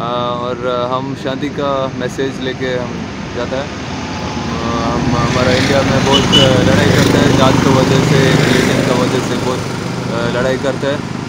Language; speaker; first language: Hindi; non-native, local second language; Malayalam